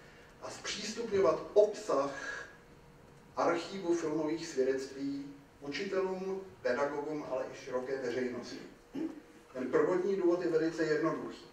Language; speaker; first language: Czech; native; Czech